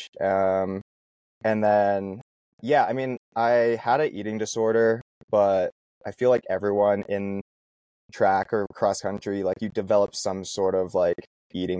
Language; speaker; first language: English; native; English